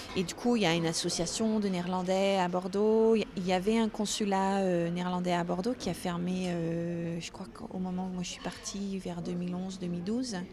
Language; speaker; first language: French; non-native, fluent; Dutch